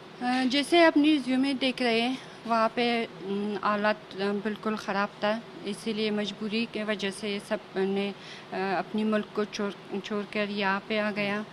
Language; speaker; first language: Hindi; non-native, fluent; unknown